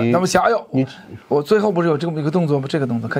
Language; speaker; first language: Chinese; native; Chinese